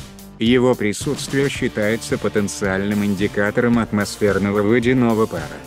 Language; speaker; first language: Russian; native; Russian